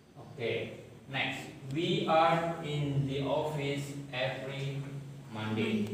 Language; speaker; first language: English; non-native, fluent; Indonesian